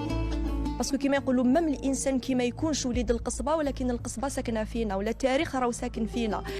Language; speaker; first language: Arabic; native; Arabic